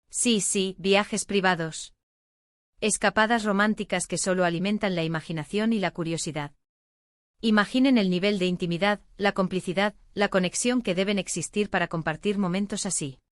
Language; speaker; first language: Spanish; native; Spanish